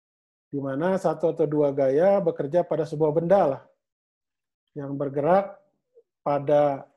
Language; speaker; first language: Indonesian; native; Indonesian